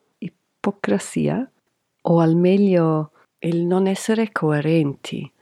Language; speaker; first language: Italian; non-native, fluent; English